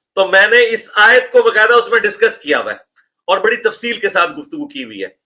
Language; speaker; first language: Urdu; non-native, local second language; Punjabi